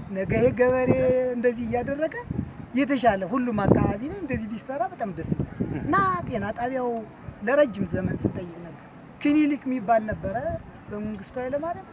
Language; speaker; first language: Amharic; native; Amharic